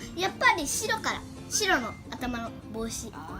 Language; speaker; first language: Japanese; early bilingual, heritage; Japanese